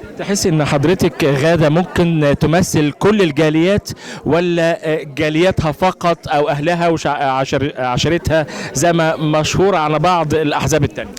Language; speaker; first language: Arabic; native; Arabic